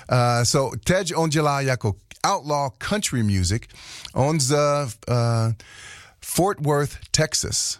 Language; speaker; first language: Czech; non-native, learner; English